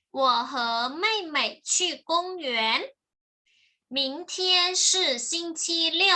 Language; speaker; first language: Chinese; non-native, fluent; Thai